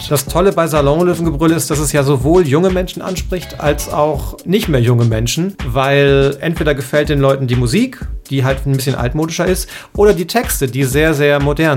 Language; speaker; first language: German; native; German